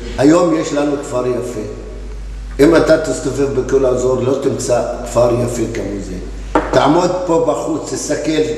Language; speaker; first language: Hebrew; non-native, local second language; Arabic